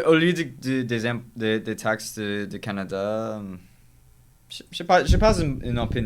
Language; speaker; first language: French; non-native, learner; English